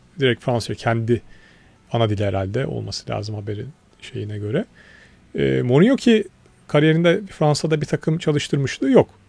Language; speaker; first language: Turkish; native; Turkish